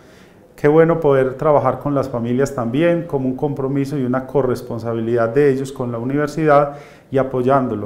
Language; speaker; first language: Spanish; native; Spanish